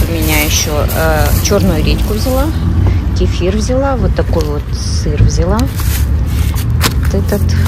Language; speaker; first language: Russian; native; Russian